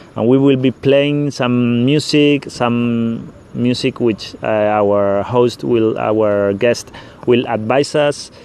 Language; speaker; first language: English; non-native, fluent; Spanish